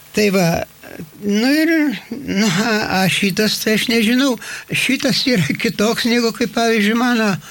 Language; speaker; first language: Lithuanian; native; Lithuanian